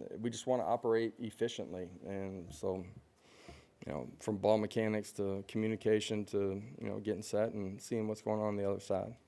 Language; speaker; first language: English; native; English